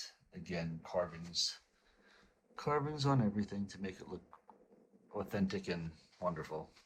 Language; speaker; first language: English; native; English